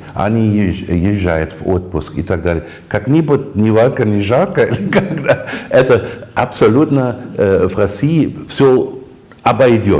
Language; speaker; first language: Russian; non-native, fluent; German